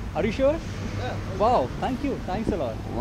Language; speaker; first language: English; non-native, fluent; Hindi